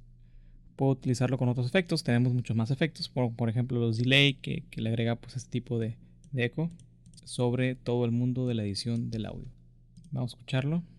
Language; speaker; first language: Spanish; native; Spanish